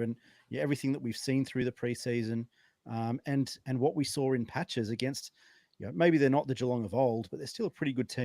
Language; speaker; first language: English; native; English